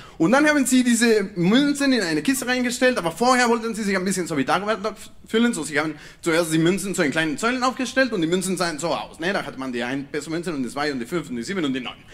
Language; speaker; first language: German; non-native, fluent; Spanish